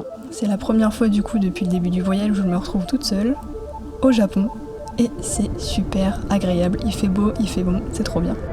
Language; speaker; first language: French; native; French